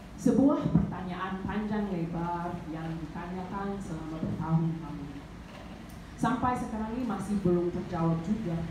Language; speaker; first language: Indonesian; non-native, fluent; English